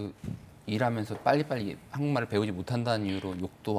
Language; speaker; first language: Korean; native; Korean